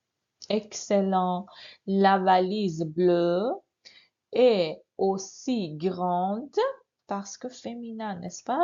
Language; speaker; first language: French; non-native, fluent; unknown